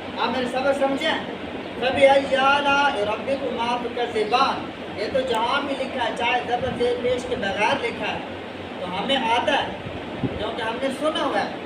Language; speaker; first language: Urdu; native; Urdu